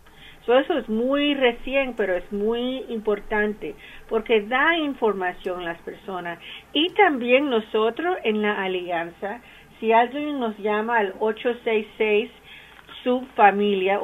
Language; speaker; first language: Spanish; early bilingual, heritage; English